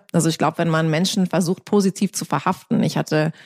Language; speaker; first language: German; non-native, fluent; English